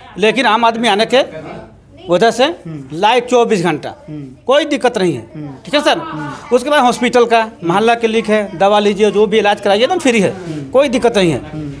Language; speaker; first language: Hindi; native; Hindi